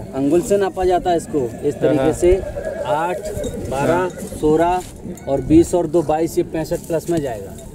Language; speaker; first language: Hindi; native; Hindi